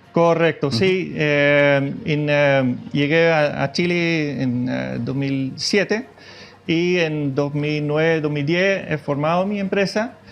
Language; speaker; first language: Spanish; non-native, fluent; Dutch